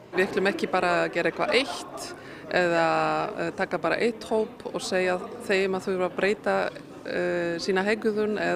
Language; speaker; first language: Icelandic; non-native, fluent; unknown